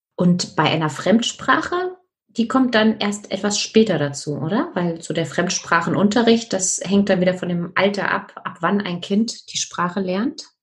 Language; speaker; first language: German; native; German